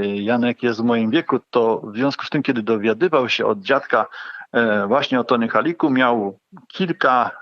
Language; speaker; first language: Polish; native; Polish